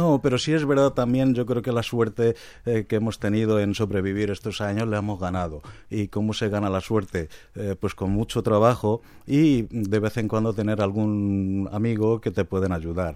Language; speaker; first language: Spanish; non-native, fluent; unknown